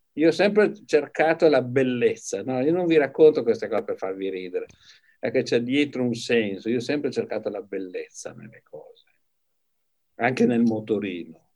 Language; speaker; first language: Italian; native; Italian